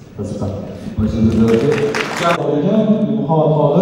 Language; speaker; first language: Russian; non-native, local second language; Uzbek